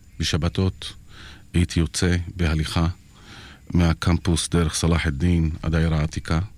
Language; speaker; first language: Hebrew; non-native, local second language; Arabic